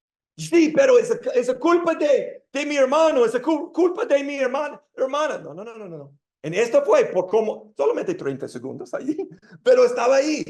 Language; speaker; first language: Spanish; non-native, fluent; English